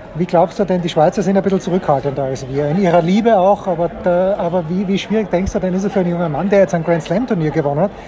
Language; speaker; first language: German; native; German